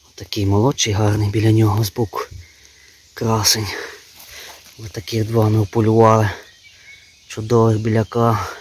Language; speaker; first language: Ukrainian; native; Ukrainian